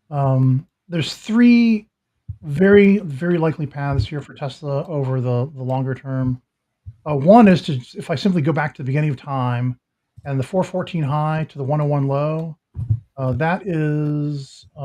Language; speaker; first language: English; native; English